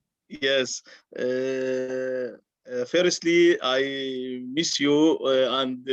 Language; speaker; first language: English; non-native, learner; Arabic